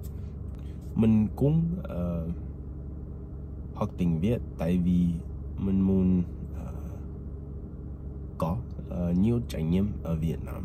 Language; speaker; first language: Vietnamese; non-native, learner; English